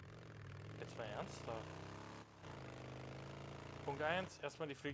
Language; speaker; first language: German; native; German